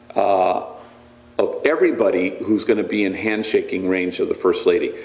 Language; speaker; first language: English; native; English